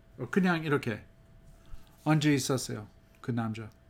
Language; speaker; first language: Korean; non-native, learner; English